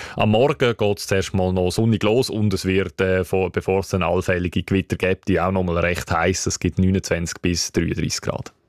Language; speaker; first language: German; native; German